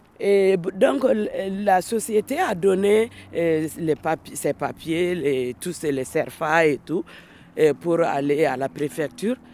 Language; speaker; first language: French; non-native, local second language; Bambara